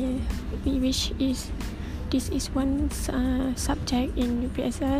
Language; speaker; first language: English; non-native, local second language; Malay